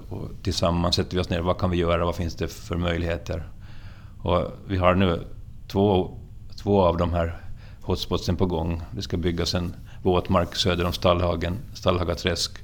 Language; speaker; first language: Swedish; native; Swedish